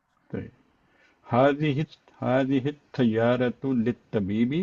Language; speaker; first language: Arabic; non-native, learner; Urdu